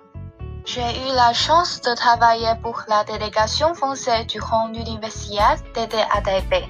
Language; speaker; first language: French; non-native, fluent; Chinese